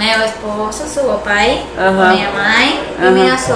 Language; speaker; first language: Portuguese; non-native, learner; Spanish